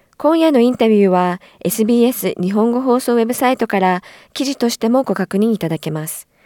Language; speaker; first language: Japanese; native; Japanese